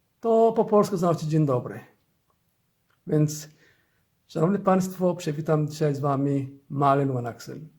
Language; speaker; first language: Polish; non-native, learner; Somali